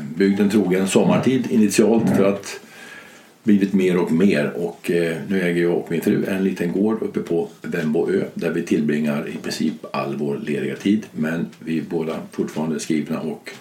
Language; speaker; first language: Swedish; native; Swedish